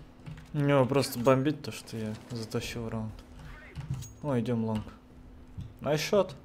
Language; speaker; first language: Russian; native; Russian